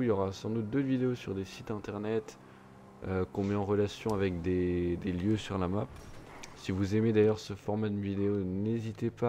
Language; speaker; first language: French; native; French